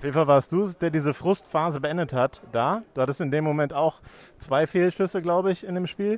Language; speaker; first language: German; native; German